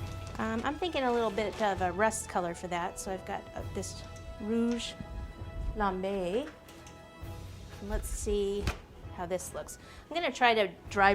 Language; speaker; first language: English; native; English